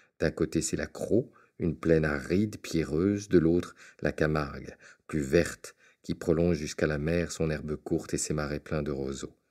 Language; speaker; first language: French; native; French